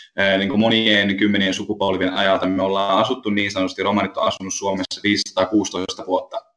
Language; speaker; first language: Finnish; native; Finnish